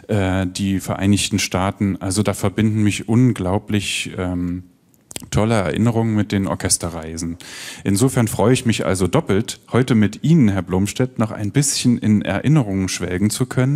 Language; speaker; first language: German; native; German